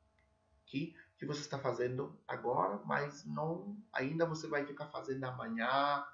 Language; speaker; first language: Portuguese; non-native, fluent; English